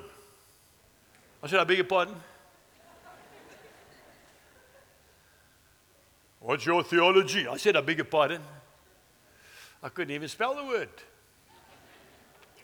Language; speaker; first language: English; native; English